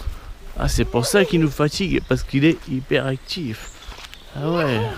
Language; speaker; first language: French; native; French